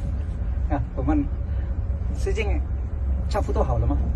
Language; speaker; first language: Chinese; non-native, learner; Indonesian